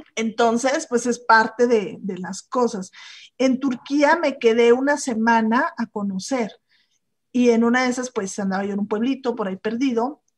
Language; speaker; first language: Spanish; native; Spanish